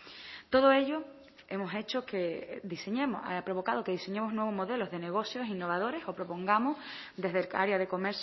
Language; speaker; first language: Spanish; native; Spanish